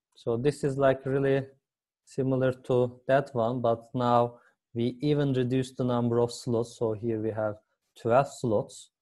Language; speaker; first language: English; non-native, fluent; Turkish